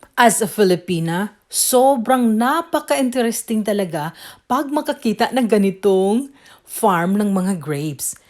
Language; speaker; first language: Filipino; native; Filipino